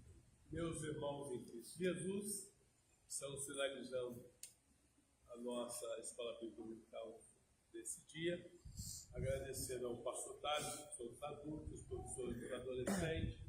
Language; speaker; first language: Portuguese; native; Portuguese